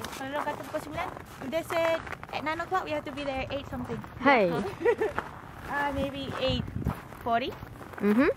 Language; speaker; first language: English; non-native, local second language; Malay